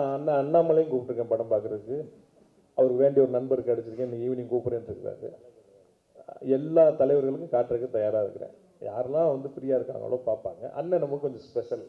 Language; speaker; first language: Tamil; native; Tamil